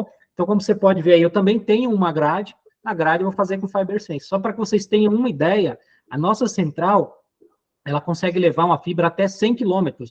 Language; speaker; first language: Portuguese; native; Portuguese